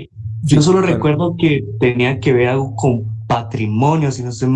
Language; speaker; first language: Spanish; native; Spanish